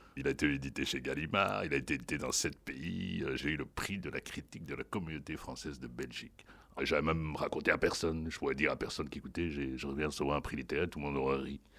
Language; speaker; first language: French; non-native, local second language; Lingala